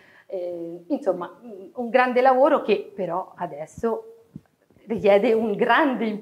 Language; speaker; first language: Italian; native; Italian